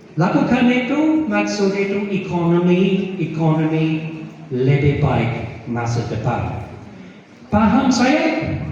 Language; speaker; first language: Indonesian; non-native, fluent; English